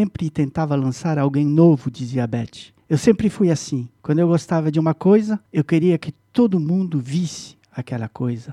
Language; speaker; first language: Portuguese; non-native, fluent; French